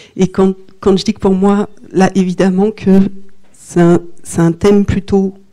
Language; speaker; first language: French; native; French